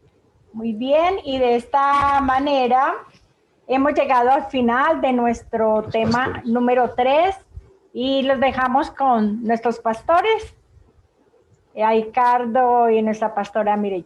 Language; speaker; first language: Spanish; native; Spanish